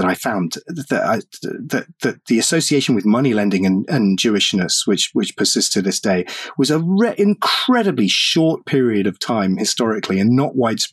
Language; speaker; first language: English; native; English